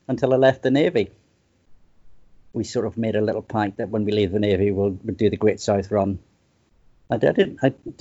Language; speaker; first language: English; native; English